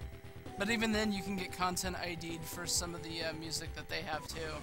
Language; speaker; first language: English; native; English